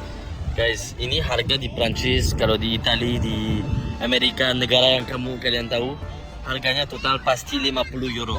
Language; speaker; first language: Indonesian; non-native, fluent; French